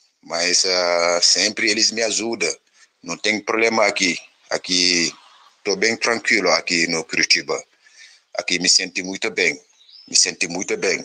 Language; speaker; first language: Portuguese; non-native, learner; Wolof